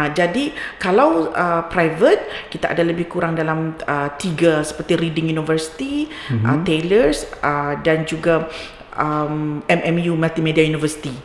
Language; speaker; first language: Malay; native; Malay